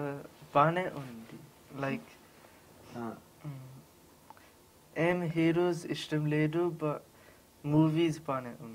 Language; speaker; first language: Telugu; early bilingual, heritage; Telugu